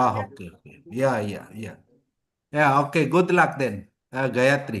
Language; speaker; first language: English; non-native, learner; Indonesian